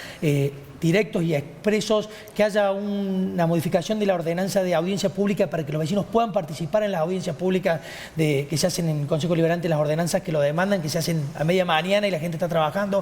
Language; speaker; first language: Spanish; native; Spanish